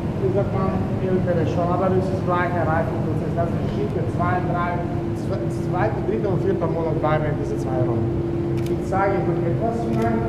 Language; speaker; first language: German; non-native, fluent; Slovenian